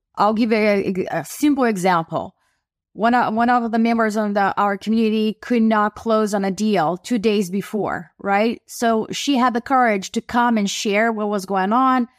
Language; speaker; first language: English; non-native, fluent; Portuguese